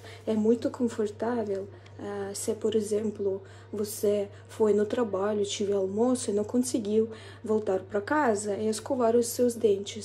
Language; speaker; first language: Portuguese; non-native, fluent; Russian